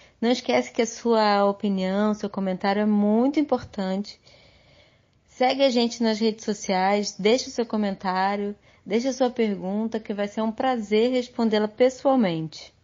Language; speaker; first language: Portuguese; native; Portuguese